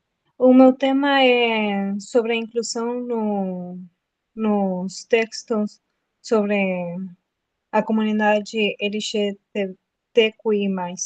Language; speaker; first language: Portuguese; non-native, fluent; Spanish